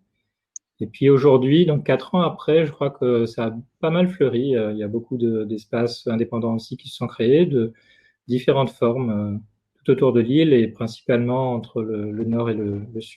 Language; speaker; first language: French; native; French